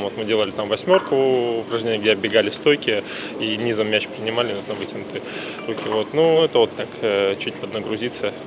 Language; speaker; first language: Russian; native; Russian